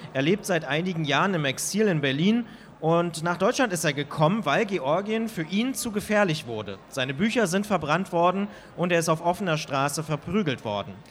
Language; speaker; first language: German; native; German